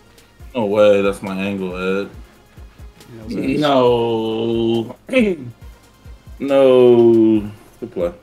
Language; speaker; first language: English; native; English